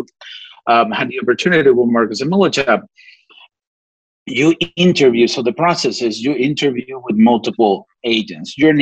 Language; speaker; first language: English; non-native, fluent; Spanish